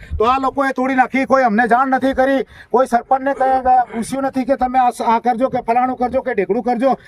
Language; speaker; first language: Gujarati; native; Gujarati